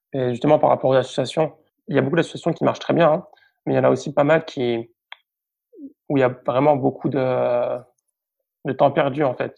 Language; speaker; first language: French; native; French